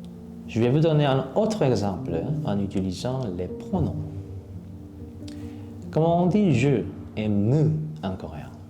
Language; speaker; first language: French; non-native, fluent; Korean